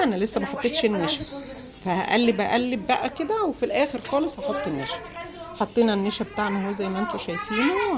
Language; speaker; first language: Arabic; native; Arabic